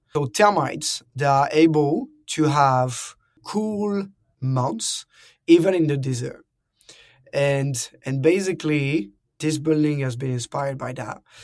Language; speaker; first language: English; non-native, fluent; French